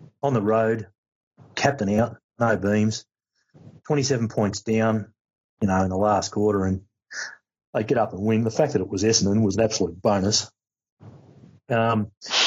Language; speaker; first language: English; native; English